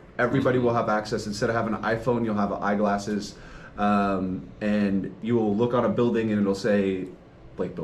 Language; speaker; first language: English; native; English